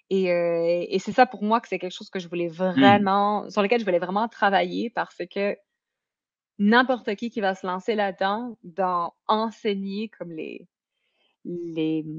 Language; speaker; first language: French; native; French